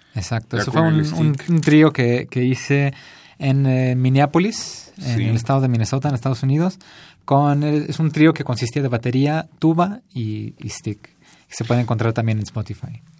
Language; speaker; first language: Spanish; early bilingual, heritage; Spanish